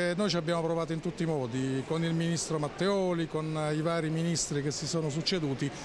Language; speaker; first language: Italian; native; Italian